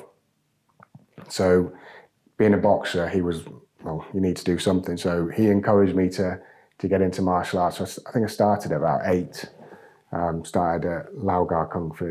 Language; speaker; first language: English; native; English